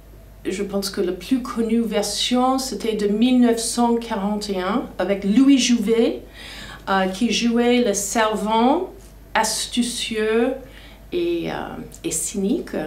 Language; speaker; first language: French; non-native, fluent; English